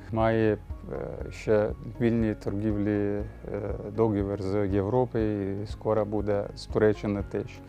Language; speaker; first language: Ukrainian; non-native, learner; Turkish